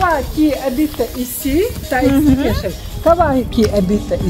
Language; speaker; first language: French; non-native, learner; Chechen